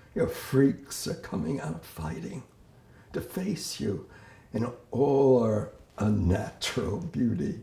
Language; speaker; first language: English; native; English